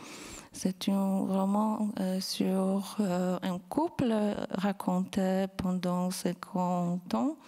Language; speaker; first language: French; non-native, fluent; Polish